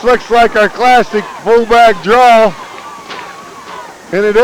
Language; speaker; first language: English; native; English